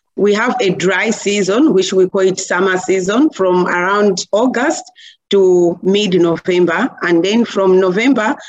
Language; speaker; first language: English; non-native, local second language; Nyanja